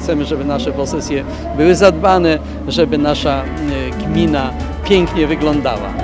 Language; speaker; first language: Polish; native; Polish